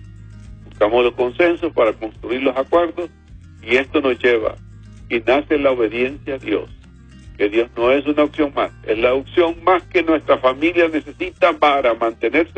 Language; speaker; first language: Spanish; native; Spanish